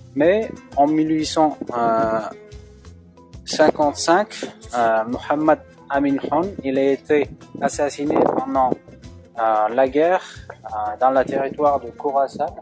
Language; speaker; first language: French; non-native, fluent; Uzbek